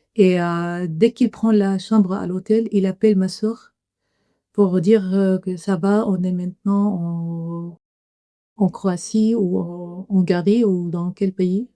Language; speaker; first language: French; non-native, fluent; Arabic